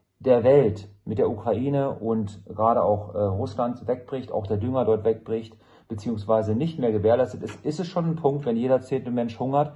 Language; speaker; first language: German; native; German